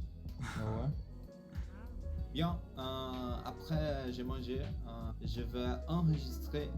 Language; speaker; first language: French; non-native, learner; Portuguese